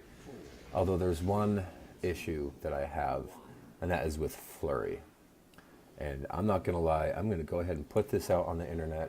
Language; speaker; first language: English; native; English